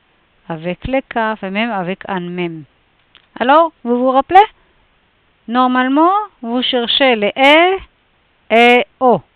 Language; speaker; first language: French; non-native, fluent; Hebrew